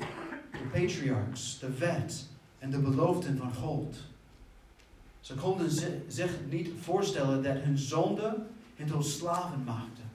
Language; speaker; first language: Dutch; non-native, fluent; English